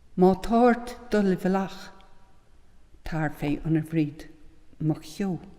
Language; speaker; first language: Irish; native; Irish